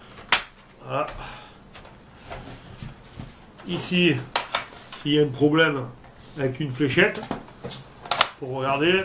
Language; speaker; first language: French; native; French